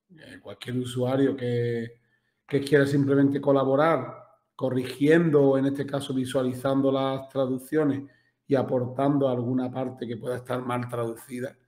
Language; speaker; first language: Spanish; native; Spanish